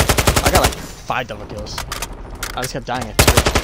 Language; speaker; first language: English; native; English